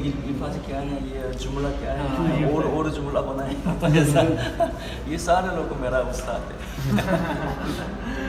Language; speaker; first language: Hindi; non-native, learner; Korean